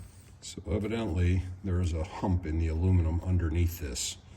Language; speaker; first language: English; native; English